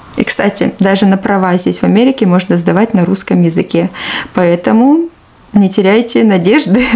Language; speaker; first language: Russian; native; Russian